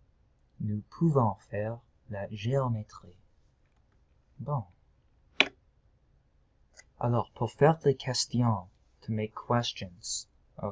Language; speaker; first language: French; non-native, local second language; English